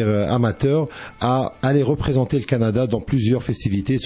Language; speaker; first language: French; non-native, local second language; Arabic